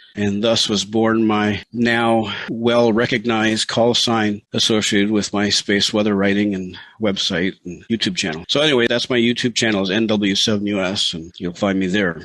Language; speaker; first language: English; native; English